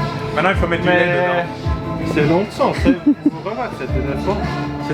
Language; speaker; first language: French; non-native, learner; German